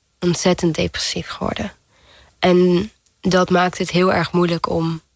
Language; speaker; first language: Dutch; early bilingual, heritage; Dutch